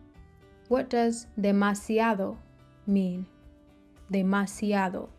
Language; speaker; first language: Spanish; non-native, learner; English